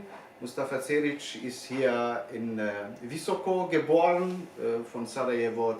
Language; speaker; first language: German; non-native, fluent; Bosnian